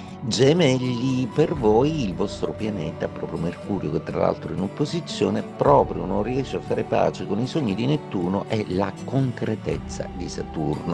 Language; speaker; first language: Italian; native; Italian